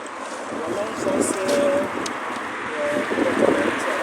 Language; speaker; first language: French; non-native, learner; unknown